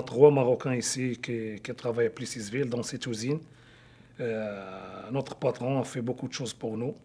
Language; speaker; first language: French; non-native, local second language; Arabic